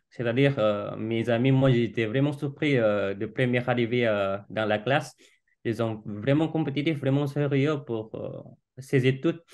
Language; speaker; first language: French; non-native, fluent; Indonesian